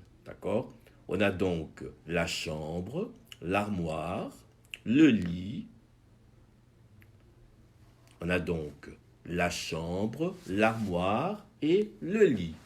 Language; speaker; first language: French; non-native, fluent; Portuguese